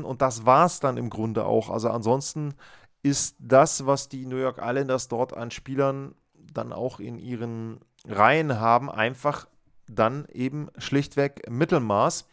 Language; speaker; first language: German; native; German